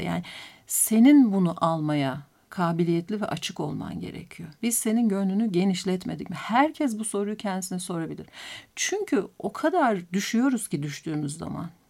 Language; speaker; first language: Turkish; native; Turkish